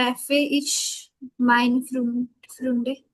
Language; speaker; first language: German; non-native, learner; Hindi